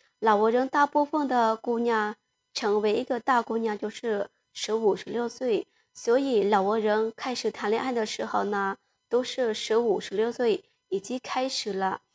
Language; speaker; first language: Chinese; non-native, fluent; Lao